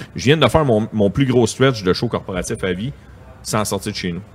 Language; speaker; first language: French; native; French